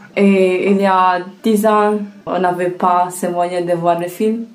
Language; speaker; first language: French; non-native, fluent; Italian